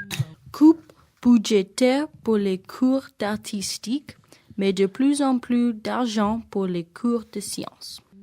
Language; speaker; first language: French; non-native, learner; English